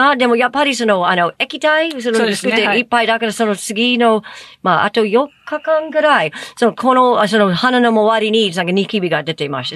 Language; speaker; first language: Japanese; non-native, fluent; English